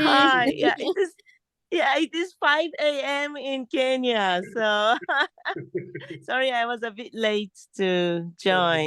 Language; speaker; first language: English; non-native, fluent; Japanese